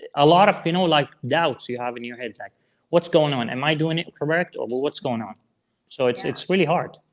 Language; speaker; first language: English; non-native, fluent; Arabic